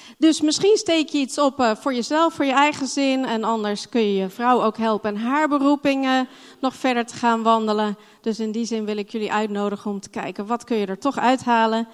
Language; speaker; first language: Dutch; non-native, fluent; English